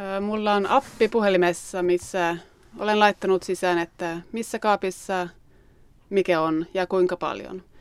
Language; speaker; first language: Finnish; non-native, local second language; Swedish